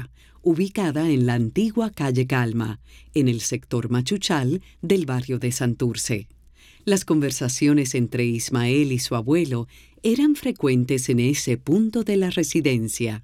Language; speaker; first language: Spanish; native; Spanish